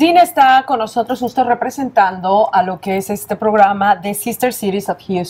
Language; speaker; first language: Spanish; native; Spanish